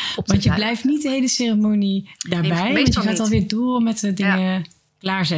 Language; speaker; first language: Dutch; native; Dutch